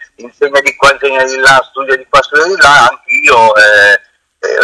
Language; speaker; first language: Italian; native; Italian